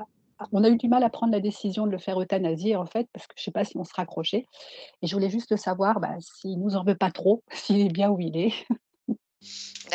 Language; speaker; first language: French; native; French